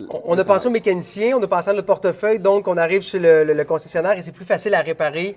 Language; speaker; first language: French; native; French